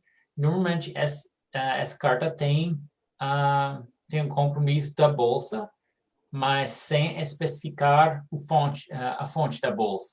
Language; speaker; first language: Portuguese; non-native, fluent; English